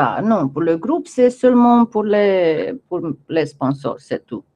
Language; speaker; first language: French; non-native, fluent; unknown